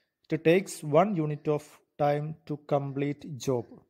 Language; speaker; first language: English; non-native, local second language; Malayalam